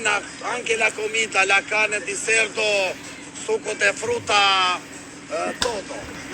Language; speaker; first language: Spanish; non-native, learner; Albanian